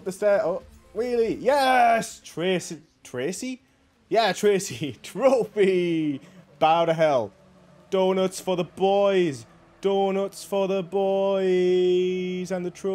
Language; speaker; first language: English; native; English